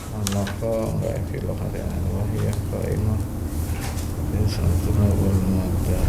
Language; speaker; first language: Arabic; non-native, learner; Indonesian